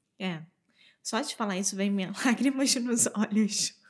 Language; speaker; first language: Portuguese; native; Portuguese